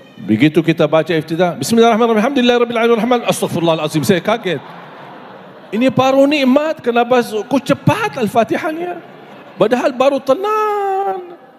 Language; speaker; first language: Malay; non-native, fluent; Arabic